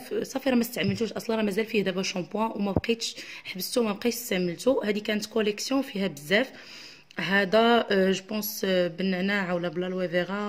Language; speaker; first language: Arabic; native; Arabic